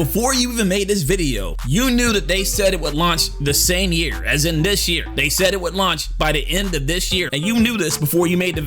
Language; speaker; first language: English; native; English